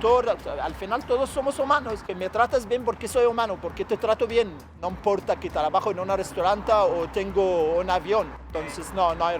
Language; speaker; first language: Spanish; non-native, fluent; Arabic